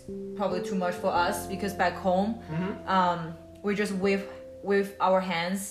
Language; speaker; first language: English; non-native, learner; Chinese